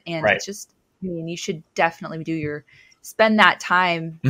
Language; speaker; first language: English; native; English